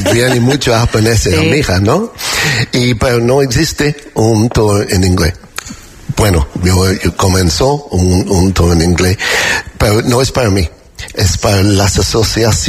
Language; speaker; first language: Spanish; non-native, learner; English